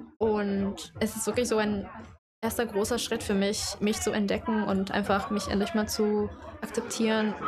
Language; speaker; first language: German; non-native, fluent; Italian